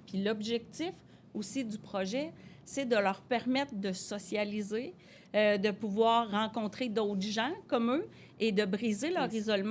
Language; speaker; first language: French; native; French